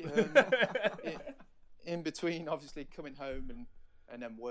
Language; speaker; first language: English; native; English